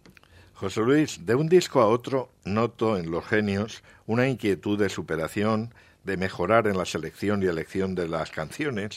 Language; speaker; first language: Spanish; native; Spanish